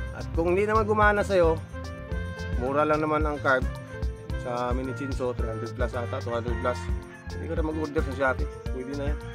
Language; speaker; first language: Filipino; non-native, local second language; Cebuano